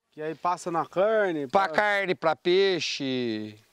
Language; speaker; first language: Portuguese; native; Portuguese